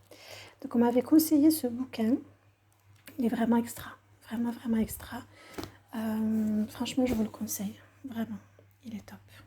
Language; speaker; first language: French; native; French